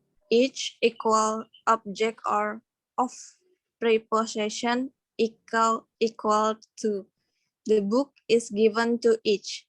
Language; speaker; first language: English; non-native, learner; Indonesian